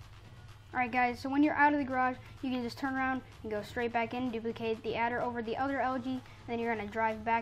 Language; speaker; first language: English; native; English